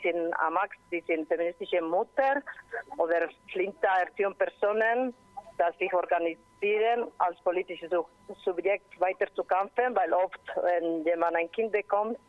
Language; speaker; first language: German; non-native, learner; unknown